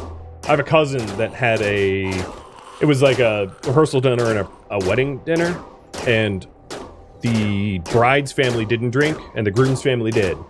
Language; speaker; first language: English; native; English